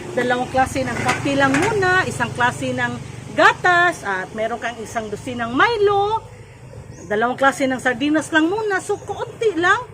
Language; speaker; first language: Filipino; non-native, local second language; Cebuano